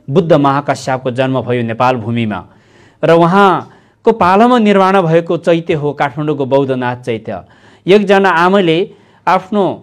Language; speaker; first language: Nepali; non-native, local second language; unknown